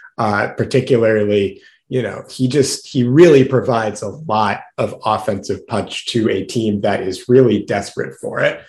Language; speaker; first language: English; native; English